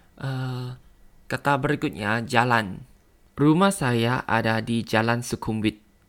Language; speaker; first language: Indonesian; non-native, learner; Thai